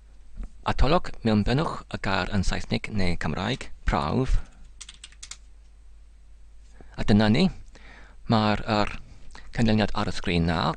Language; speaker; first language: Welsh; non-native, learner; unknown